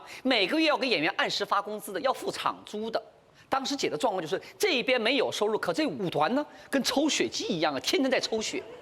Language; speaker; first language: Chinese; native; Chinese